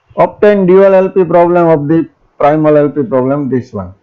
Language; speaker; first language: English; non-native, local second language; Gujarati